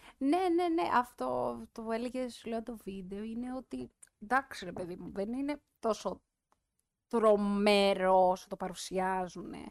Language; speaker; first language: Greek; native; Greek